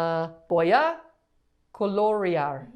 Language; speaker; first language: Spanish; non-native, learner; English